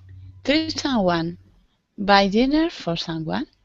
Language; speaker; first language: English; non-native, learner; Spanish